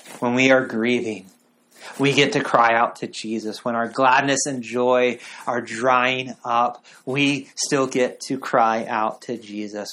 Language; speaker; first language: English; native; English